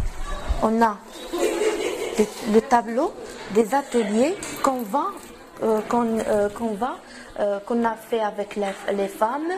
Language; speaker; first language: French; non-native, local second language; Arabic